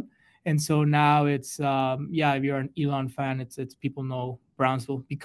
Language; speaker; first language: English; non-native, fluent; Spanish